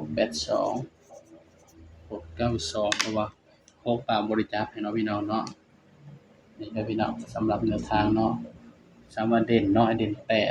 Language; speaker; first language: Thai; non-native, local second language; Lao